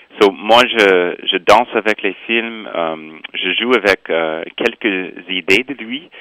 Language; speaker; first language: French; non-native, local second language; English